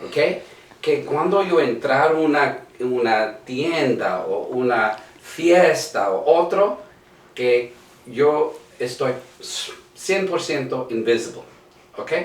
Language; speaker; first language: Spanish; non-native, learner; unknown